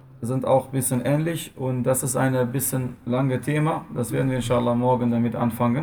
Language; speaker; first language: German; non-native, fluent; Arabic